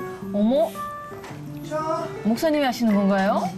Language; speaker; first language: Korean; native; Korean